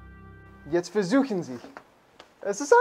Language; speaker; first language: German; non-native, learner; English